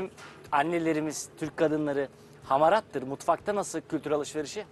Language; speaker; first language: Turkish; native; Turkish